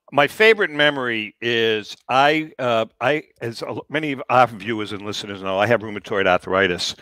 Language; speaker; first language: English; native; English